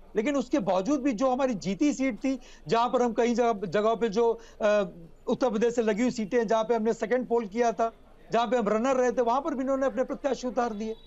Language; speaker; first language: Hindi; native; Hindi